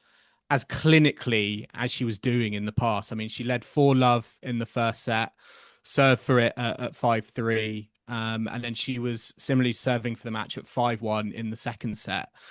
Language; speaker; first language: English; native; English